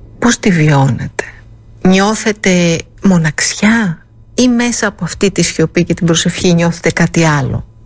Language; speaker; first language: Greek; native; Greek